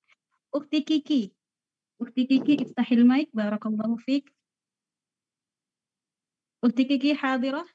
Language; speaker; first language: Arabic; non-native, fluent; Indonesian